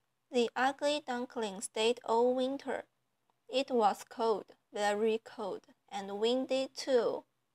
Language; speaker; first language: English; non-native, fluent; Chinese